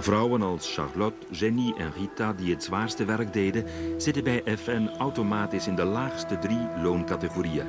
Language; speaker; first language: Dutch; native; Dutch